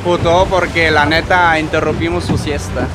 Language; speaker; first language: Spanish; non-native, fluent; German